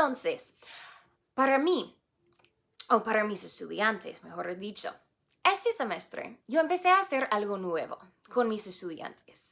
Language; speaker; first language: Spanish; non-native, fluent; English